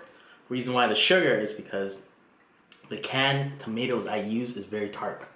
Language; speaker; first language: English; native; English